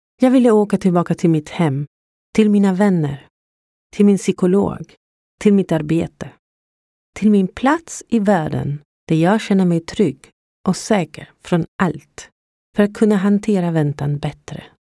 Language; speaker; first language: Swedish; non-native, fluent; Spanish